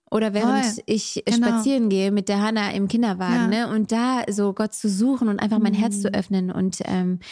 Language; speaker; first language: German; non-native, fluent; French